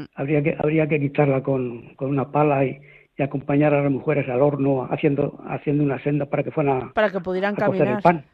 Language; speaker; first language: Spanish; native; Spanish